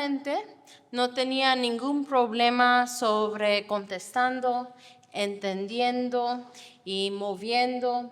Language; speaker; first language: Spanish; non-native, fluent; English